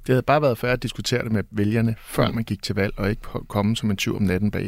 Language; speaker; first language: Danish; native; Danish